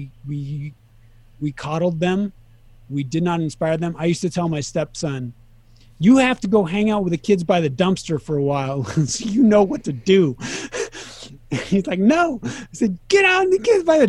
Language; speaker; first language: English; native; English